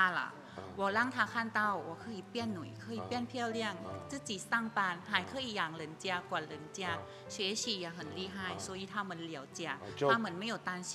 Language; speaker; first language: Chinese; non-native, learner; Thai